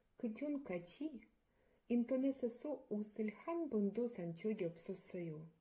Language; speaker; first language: Korean; non-native, learner; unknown